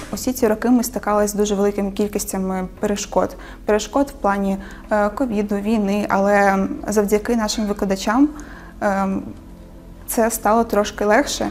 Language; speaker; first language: Ukrainian; native; Ukrainian